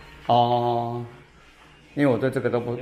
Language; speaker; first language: Chinese; native; Chinese